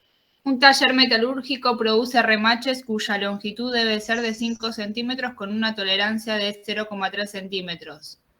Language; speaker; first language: Spanish; native; Spanish